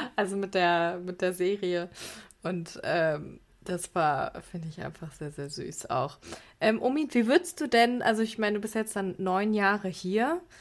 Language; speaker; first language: German; early bilingual, other home language; Persian